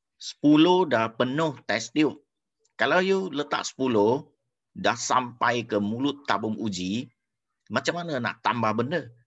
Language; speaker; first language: Malay; non-native, local second language; Chinese